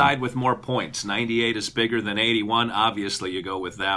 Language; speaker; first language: English; native; English